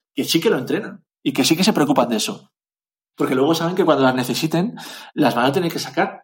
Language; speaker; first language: Spanish; native; Spanish